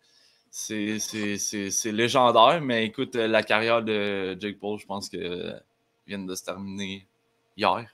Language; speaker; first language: French; native; French